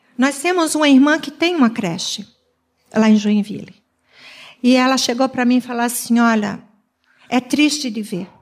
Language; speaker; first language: Portuguese; native; Portuguese